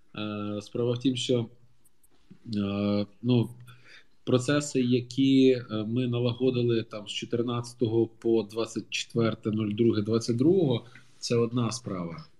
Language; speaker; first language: Ukrainian; native; Ukrainian